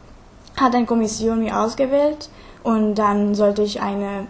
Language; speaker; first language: German; non-native, fluent; Hungarian